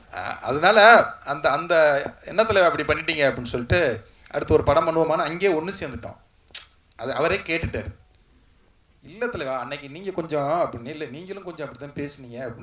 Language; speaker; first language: Tamil; native; Tamil